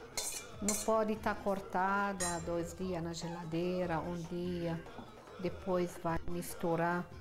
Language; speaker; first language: Portuguese; non-native, fluent; Arabic